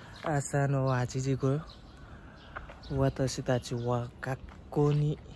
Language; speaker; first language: Japanese; non-native, learner; Nepali